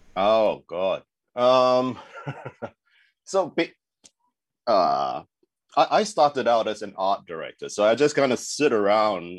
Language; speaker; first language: English; native; English